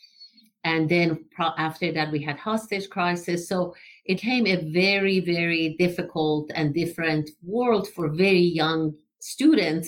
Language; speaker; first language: English; non-native, fluent; Persian